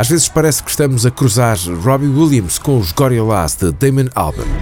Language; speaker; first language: Portuguese; native; Portuguese